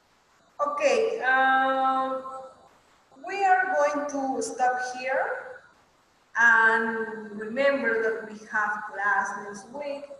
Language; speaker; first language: English; non-native, fluent; Spanish